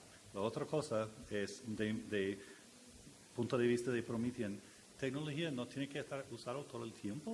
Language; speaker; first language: Spanish; non-native, learner; English